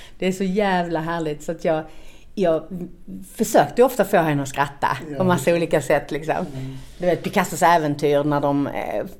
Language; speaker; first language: Swedish; native; Swedish